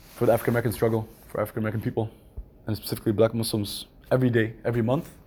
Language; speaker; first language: English; native; English